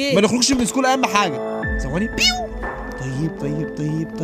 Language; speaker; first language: Arabic; native; Arabic